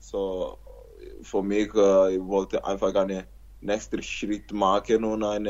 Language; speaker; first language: German; non-native, learner; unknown